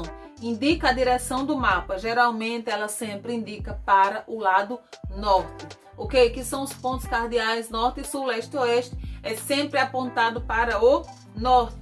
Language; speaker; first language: Portuguese; native; Portuguese